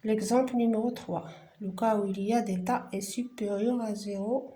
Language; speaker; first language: French; non-native, local second language; Arabic